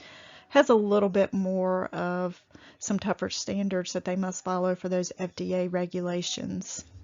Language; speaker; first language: English; native; English